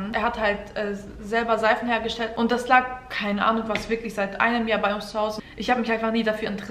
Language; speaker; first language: German; early bilingual, other home language; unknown